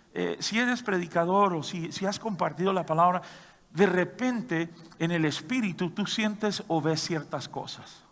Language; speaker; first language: Spanish; native; Spanish